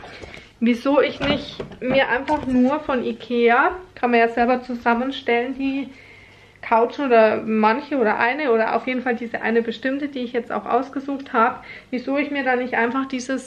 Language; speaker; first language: German; native; German